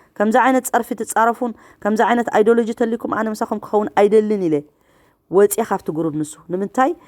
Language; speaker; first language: Tigrinya; native; Tigrinya